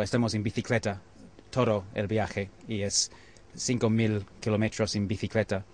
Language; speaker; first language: Spanish; non-native, learner; English